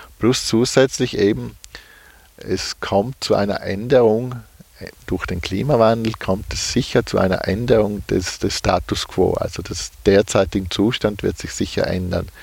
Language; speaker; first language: German; native; German